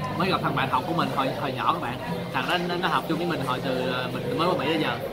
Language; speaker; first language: Vietnamese; early bilingual, other home language; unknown